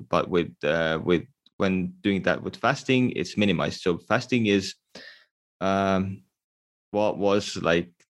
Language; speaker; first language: English; non-native, fluent; Estonian